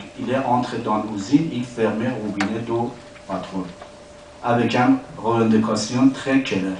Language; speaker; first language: French; non-native, learner; Persian